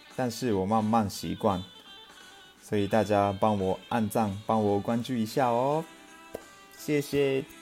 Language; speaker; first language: Chinese; non-native, fluent; Japanese